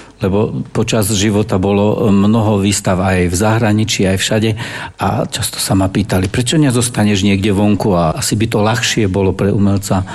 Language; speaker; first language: Slovak; non-native, local second language; German